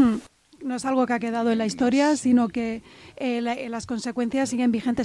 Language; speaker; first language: Spanish; native; Spanish